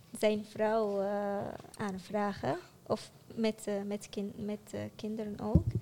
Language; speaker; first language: Dutch; non-native, learner; Arabic